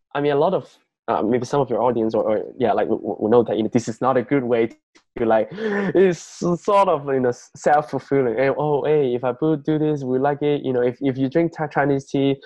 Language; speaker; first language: English; non-native, fluent; Chinese